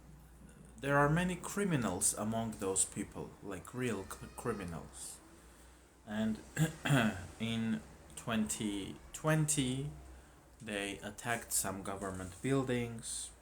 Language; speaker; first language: English; non-native, fluent; Armenian